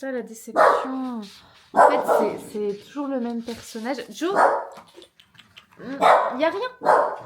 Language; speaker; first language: French; native; French